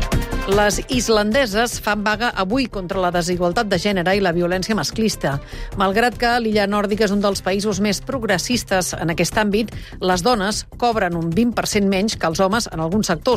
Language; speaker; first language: Catalan; native; Catalan